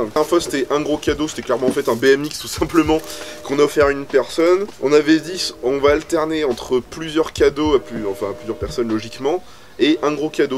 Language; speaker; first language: French; native; French